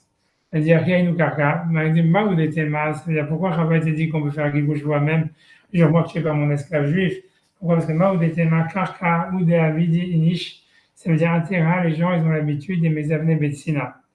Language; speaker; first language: French; native; French